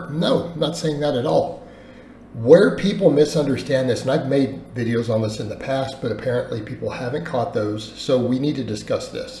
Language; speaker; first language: English; native; English